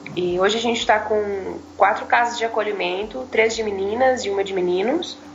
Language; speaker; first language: Portuguese; native; Portuguese